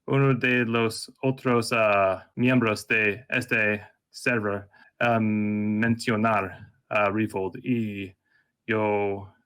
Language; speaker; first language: Spanish; non-native, learner; English